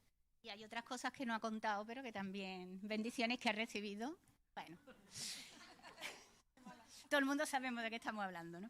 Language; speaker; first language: Spanish; native; Spanish